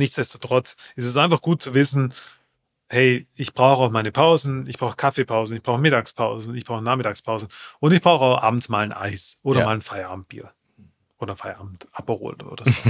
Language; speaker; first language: German; native; German